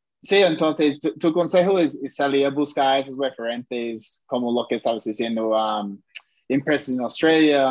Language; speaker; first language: Spanish; non-native, fluent; English